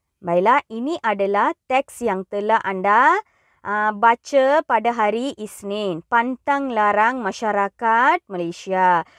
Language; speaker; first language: Malay; non-native, local second language; Tamil